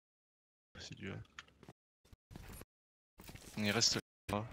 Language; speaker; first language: French; native; French